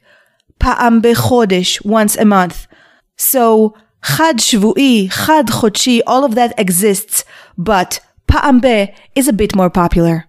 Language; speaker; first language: English; non-native, fluent; Hebrew